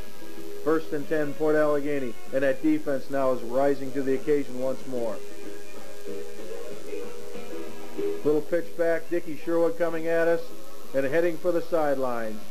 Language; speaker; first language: English; native; English